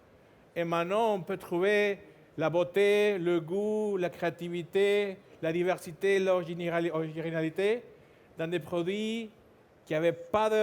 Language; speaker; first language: French; non-native, fluent; Spanish